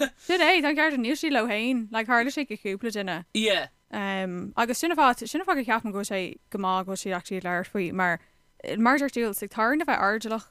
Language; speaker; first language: Irish; non-native, local second language; English